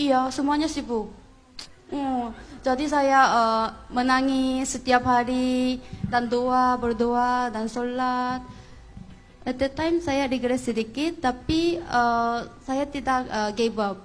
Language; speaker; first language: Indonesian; non-native, fluent; Korean